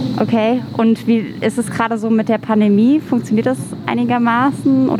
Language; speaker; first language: German; native; German